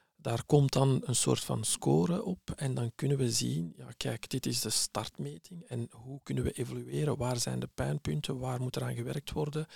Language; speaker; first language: Dutch; early bilingual, other home language; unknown